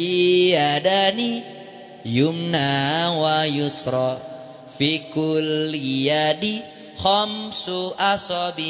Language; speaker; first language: Arabic; non-native, fluent; Indonesian